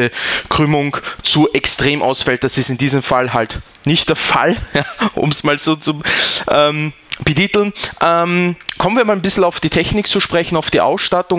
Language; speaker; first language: German; native; German